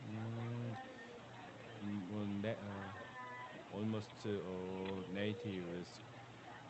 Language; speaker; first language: English; non-native, learner; Korean